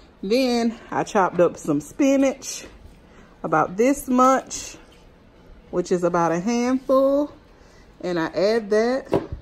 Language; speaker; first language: English; native; English